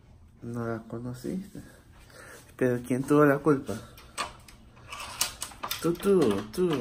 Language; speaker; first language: Spanish; native; Spanish